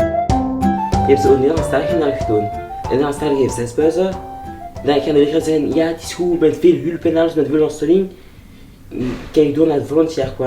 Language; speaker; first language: Dutch; non-native, local second language; French